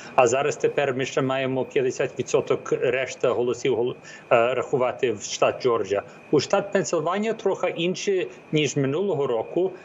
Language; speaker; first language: Ukrainian; early bilingual, heritage; Ukrainian